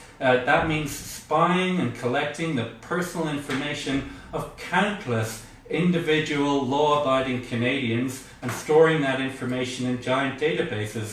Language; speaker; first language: English; native; English